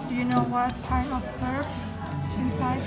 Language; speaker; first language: English; non-native, learner; Indonesian